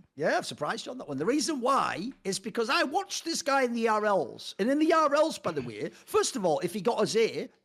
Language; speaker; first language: English; native; English